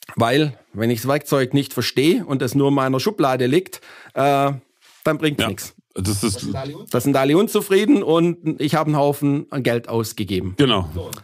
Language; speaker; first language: German; native; German